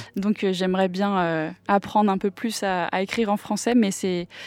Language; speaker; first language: French; non-native, local second language; English